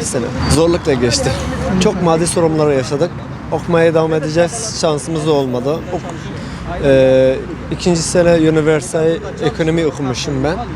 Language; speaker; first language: Turkish; non-native, fluent; Arabic